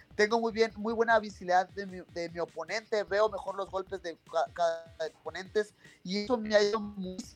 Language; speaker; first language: Spanish; native; Spanish